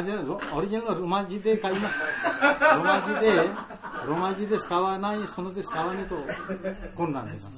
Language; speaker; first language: Japanese; non-native, learner; Bangla